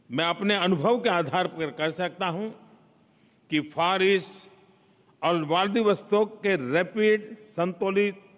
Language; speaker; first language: Hindi; non-native, local second language; Gujarati